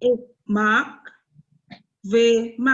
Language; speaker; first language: Dutch; non-native, learner; Indonesian